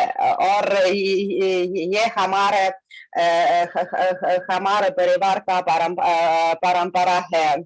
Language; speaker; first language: Hindi; non-native, learner; Russian